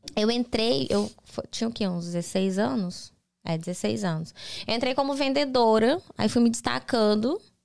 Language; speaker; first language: Portuguese; native; Portuguese